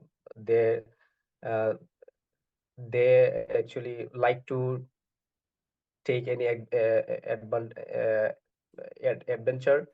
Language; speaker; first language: English; non-native, learner; Bangla